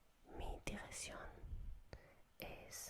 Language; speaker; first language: Spanish; non-native, learner; German